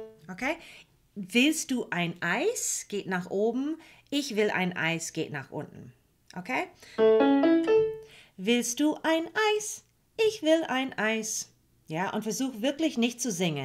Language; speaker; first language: German; non-native, fluent; English